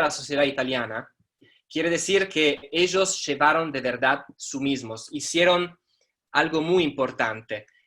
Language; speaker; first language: Spanish; non-native, fluent; Italian